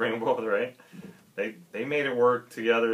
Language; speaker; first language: English; native; English